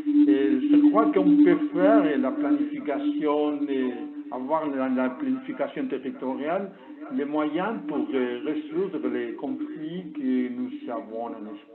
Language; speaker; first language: French; non-native, learner; Spanish